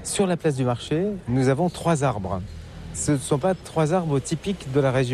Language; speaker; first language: French; native; French